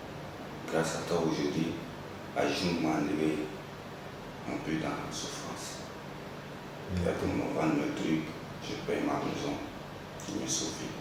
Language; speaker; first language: French; non-native, local second language; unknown